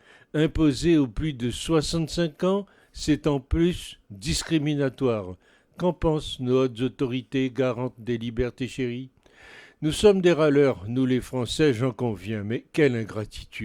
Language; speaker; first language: French; native; French